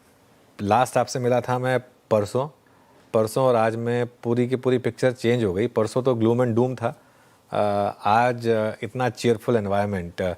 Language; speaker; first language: Hindi; native; Hindi